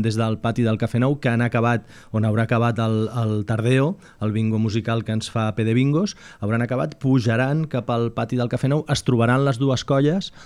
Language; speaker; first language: Catalan; native; Catalan